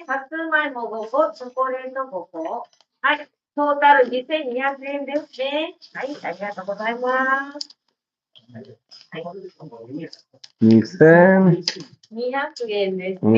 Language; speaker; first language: Japanese; native; Japanese